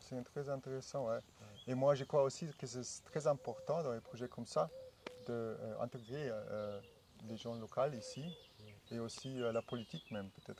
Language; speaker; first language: French; non-native, fluent; German